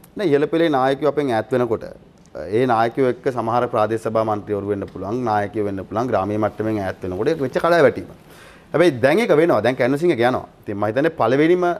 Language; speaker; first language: Sinhala; native; Sinhala